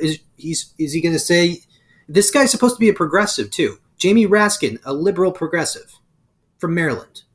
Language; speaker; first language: English; native; English